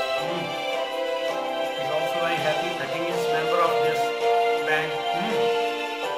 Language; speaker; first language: English; non-native, local second language; Urdu